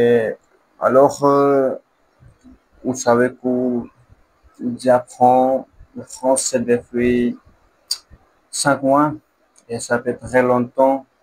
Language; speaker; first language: French; non-native, learner; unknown